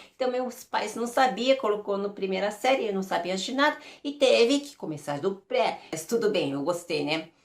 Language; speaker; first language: Portuguese; early bilingual, other home language; Japanese